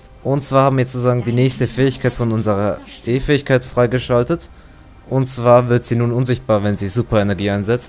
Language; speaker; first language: German; native; German